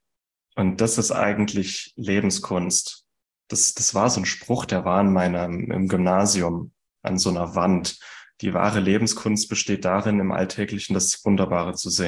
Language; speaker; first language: German; native; German